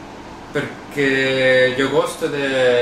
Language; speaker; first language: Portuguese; non-native, learner; Spanish